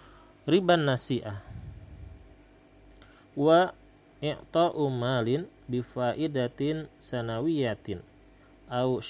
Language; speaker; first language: Arabic; non-native, fluent; Indonesian